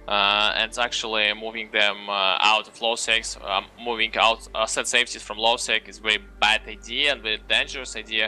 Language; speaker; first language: English; non-native, fluent; Russian